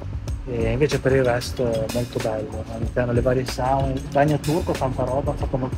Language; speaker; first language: Italian; native; Italian